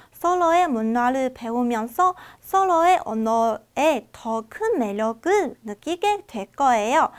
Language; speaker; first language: Korean; non-native, fluent; Chinese